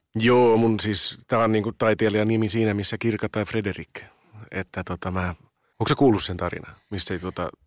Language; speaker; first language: Finnish; native; Finnish